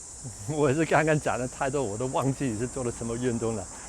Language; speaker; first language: Chinese; non-native, local second language; Cantonese